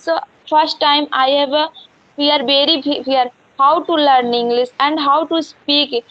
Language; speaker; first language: English; non-native, learner; Hindi